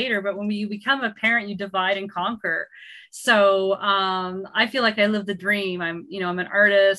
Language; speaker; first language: English; native; English